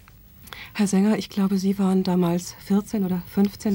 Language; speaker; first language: German; native; German